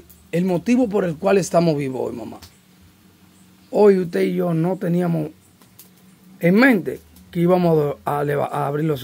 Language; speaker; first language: Spanish; native; Spanish